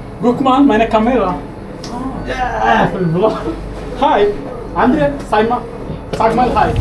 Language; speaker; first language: German; non-native, learner; Malayalam